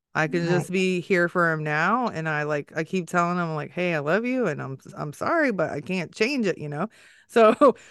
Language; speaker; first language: English; native; English